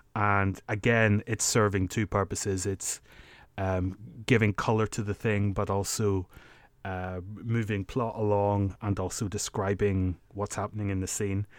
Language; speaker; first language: English; native; English